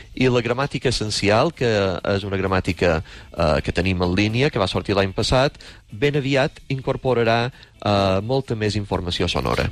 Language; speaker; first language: Catalan; native; Catalan